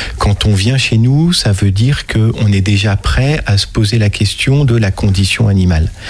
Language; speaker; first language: French; native; French